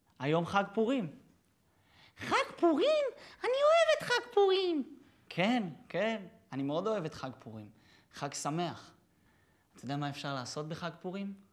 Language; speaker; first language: Hebrew; native; Hebrew